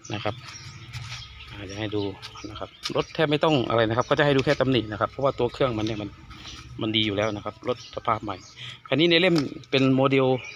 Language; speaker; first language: Thai; native; Thai